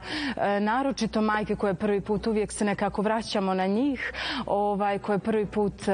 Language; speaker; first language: Serbian; native; Serbian